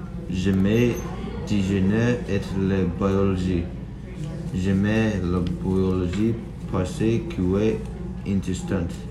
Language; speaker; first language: French; non-native, learner; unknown